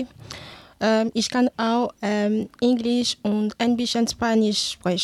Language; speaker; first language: German; non-native, learner; Ewe